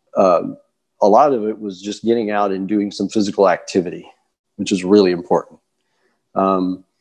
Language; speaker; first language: English; native; English